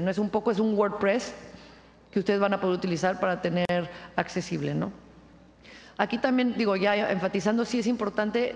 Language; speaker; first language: Spanish; native; Spanish